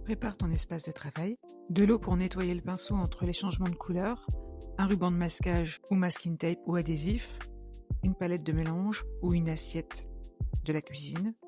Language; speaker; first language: French; native; French